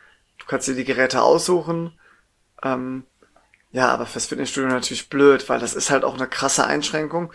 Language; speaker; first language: German; native; German